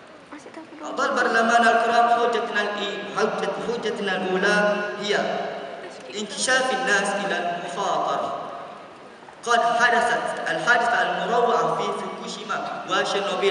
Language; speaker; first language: Arabic; non-native, learner; Malay